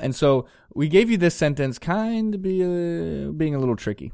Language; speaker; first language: English; native; English